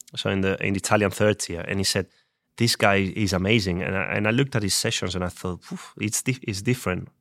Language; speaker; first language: English; non-native, fluent; Spanish